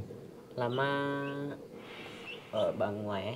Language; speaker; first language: Vietnamese; non-native, local second language; Hmong